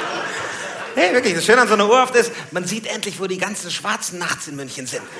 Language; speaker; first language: German; native; German